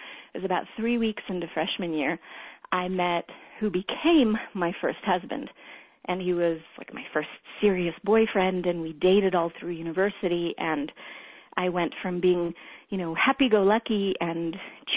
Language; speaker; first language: English; early bilingual, other home language; Hebrew